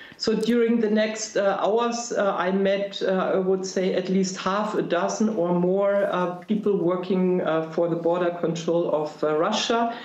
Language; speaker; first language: English; non-native, fluent; German